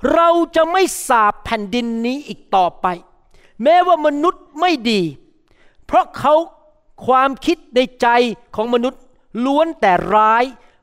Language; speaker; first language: Thai; native; Thai